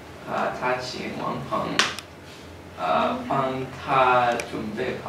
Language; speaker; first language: Chinese; non-native, learner; English